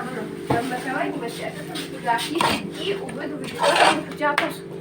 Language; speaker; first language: Arabic; native; Arabic